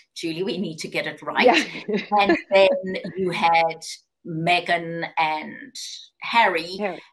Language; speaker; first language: English; native; English